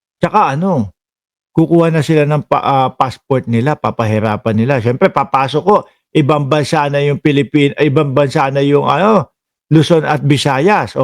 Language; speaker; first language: Filipino; native; Filipino